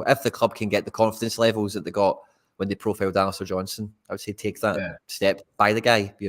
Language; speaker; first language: English; native; English